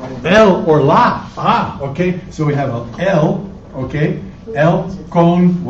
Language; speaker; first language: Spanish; non-native, fluent; English